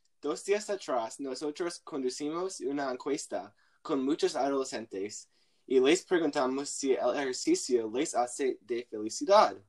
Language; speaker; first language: Spanish; non-native, learner; English